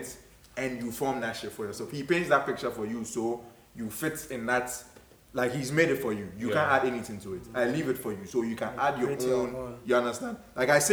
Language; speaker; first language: English; non-native, local second language; Akan